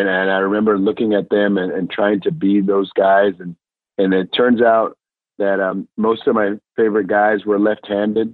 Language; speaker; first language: English; non-native, fluent; Spanish